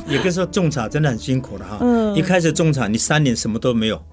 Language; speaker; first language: Chinese; native; Chinese